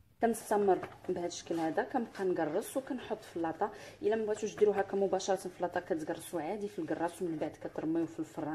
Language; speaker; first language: Arabic; native; Arabic